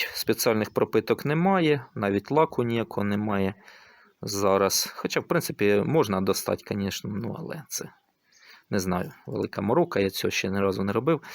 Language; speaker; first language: Ukrainian; native; Ukrainian